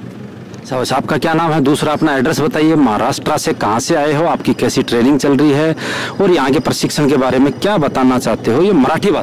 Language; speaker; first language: Hindi; native; Hindi